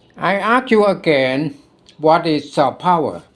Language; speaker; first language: English; non-native, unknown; Thai